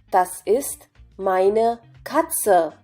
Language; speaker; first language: German; non-native, fluent; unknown